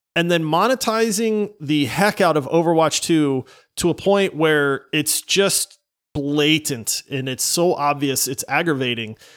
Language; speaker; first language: English; native; English